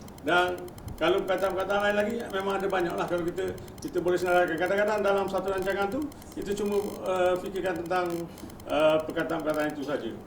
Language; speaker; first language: Malay; native; Malay